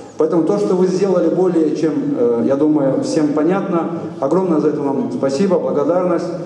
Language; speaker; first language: Russian; non-native, local second language; Kumyk